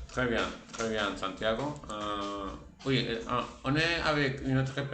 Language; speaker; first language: French; non-native, fluent; Spanish